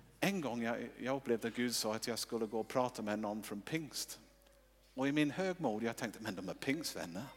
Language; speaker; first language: Swedish; non-native, fluent; English